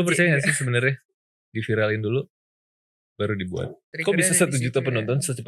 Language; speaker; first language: Indonesian; native; Indonesian